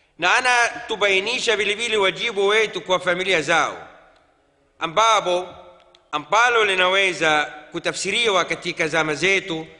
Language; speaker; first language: Swahili; non-native, fluent; Arabic